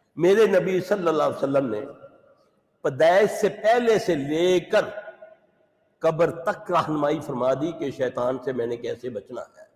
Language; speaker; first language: Urdu; native; Urdu